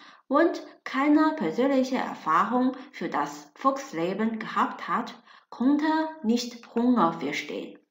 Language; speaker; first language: German; non-native, fluent; Chinese